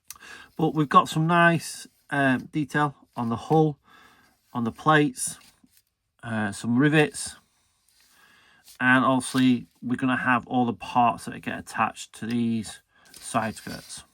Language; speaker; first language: English; native; English